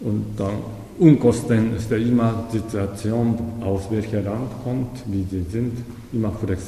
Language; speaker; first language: German; non-native, learner; Japanese